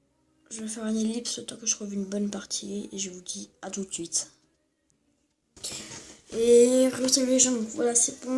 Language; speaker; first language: French; native; French